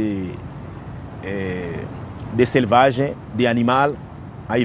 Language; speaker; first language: Portuguese; non-native, fluent; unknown